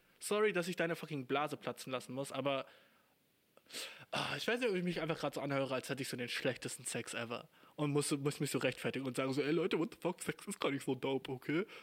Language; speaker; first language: German; native; German